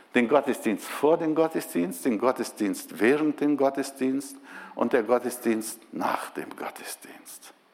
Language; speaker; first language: German; non-native, fluent; Portuguese